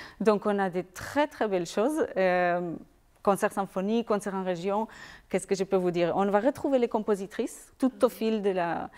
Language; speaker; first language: French; non-native, fluent; Spanish